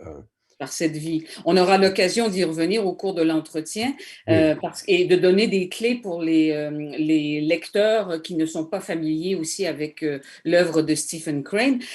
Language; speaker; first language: French; native; French